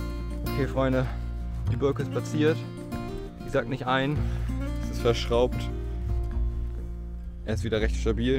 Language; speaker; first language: German; native; German